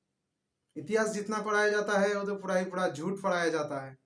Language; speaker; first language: Hindi; non-native, local second language; Bangla